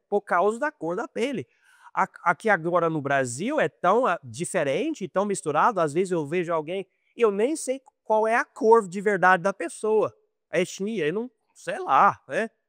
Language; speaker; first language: Portuguese; non-native, fluent; English